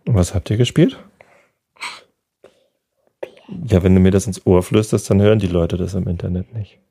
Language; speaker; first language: German; native; German